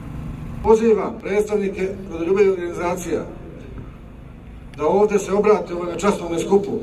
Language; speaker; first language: Bosnian; native; Bosnian